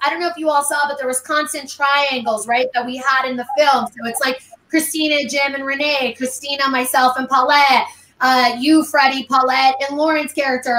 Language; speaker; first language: English; early bilingual, other home language; Spanish